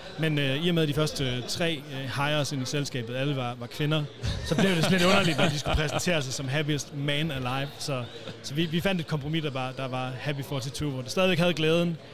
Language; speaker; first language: Danish; native; Danish